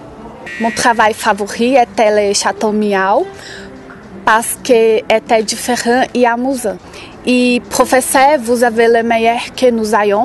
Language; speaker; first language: French; non-native, learner; Portuguese